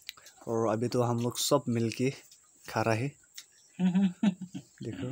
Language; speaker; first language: Hindi; non-native, local second language; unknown